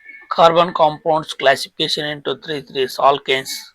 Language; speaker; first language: English; non-native, local second language; Telugu